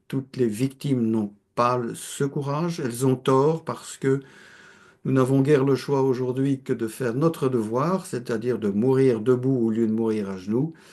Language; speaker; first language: French; native; French